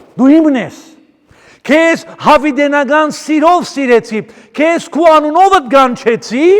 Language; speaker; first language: Armenian; early bilingual, heritage; Armenian